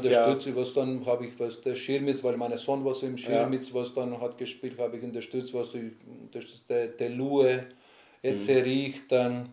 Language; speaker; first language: German; non-native, learner; Greek